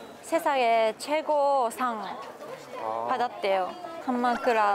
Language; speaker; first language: Korean; non-native, learner; Japanese